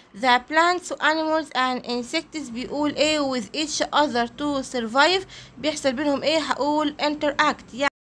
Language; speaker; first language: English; non-native, fluent; Arabic